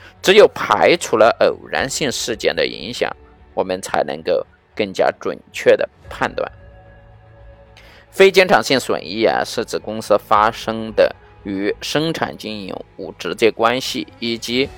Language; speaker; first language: Chinese; native; Chinese